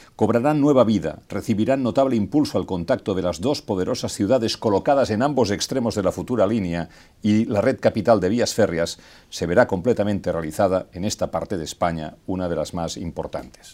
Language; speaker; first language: Spanish; non-native, local second language; Catalan